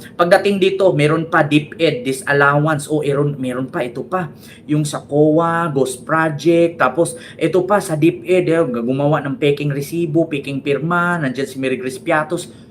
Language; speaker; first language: Filipino; native; Filipino